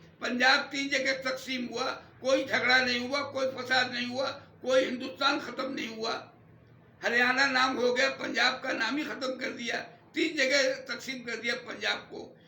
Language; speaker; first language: Urdu; native; Urdu